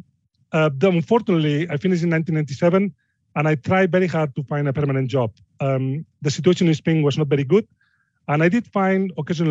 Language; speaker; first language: English; non-native, fluent; Spanish